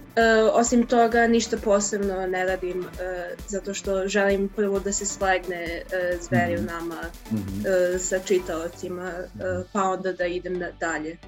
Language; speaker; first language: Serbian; early bilingual, heritage; English